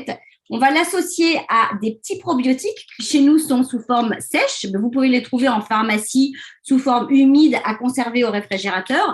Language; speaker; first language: French; native; French